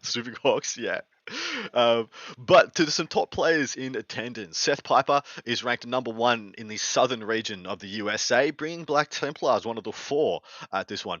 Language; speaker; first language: English; native; English